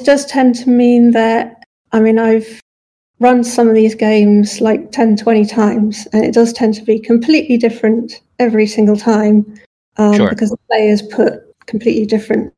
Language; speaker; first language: English; native; English